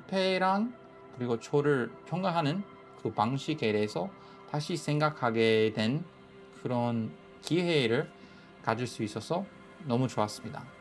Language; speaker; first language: Korean; non-native, fluent; English